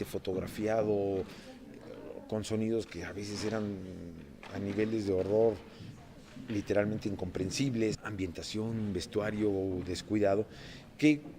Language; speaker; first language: Spanish; native; Spanish